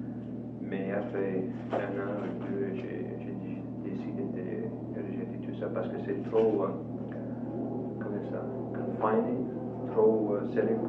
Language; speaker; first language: French; non-native, local second language; English